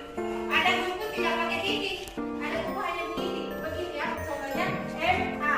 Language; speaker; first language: Indonesian; native; Indonesian